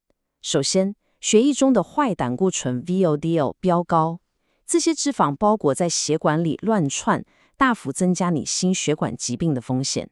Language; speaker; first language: Chinese; native; Chinese